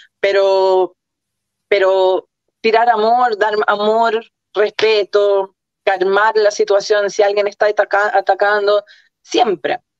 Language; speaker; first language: Spanish; early bilingual, other home language; Croatian